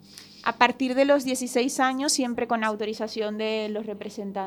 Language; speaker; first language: Spanish; native; Spanish